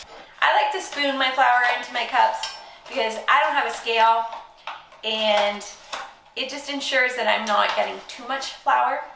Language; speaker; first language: English; native; English